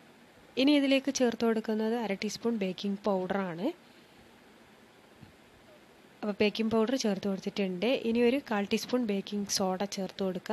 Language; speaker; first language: Malayalam; native; Malayalam